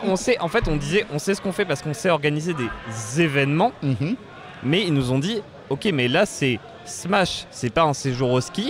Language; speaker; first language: French; native; French